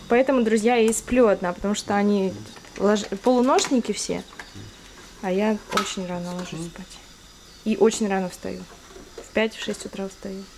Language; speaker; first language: Russian; native; Russian